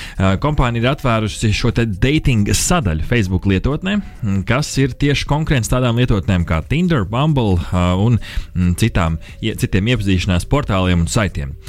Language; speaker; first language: Latvian; native; Latvian